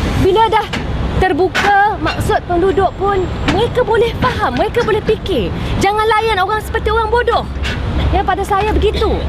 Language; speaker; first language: Malay; native; Malay